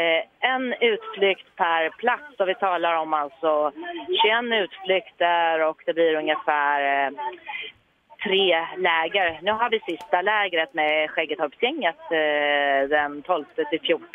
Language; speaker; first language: Swedish; native; Swedish